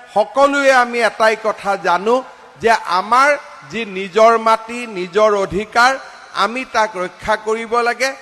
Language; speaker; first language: Assamese; native; Assamese